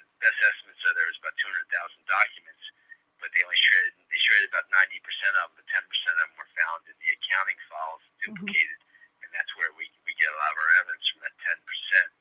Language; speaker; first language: English; native; English